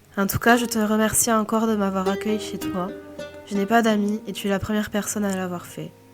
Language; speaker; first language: French; native; French